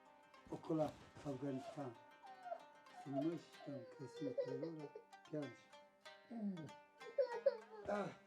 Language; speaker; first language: Russian; non-native, learner; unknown